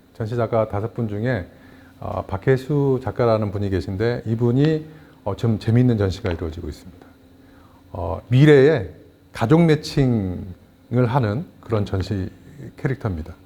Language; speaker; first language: Korean; native; Korean